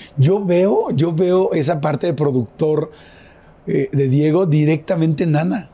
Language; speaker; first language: Spanish; native; Spanish